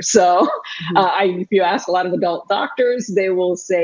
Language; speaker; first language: English; non-native, fluent; Spanish